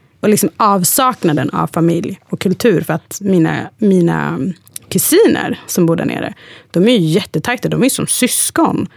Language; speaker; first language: Swedish; early bilingual, other home language; Arabic